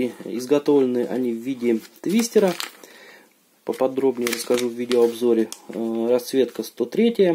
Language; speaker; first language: Russian; native; Russian